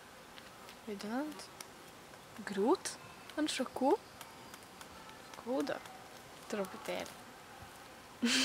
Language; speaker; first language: Lithuanian; native; Lithuanian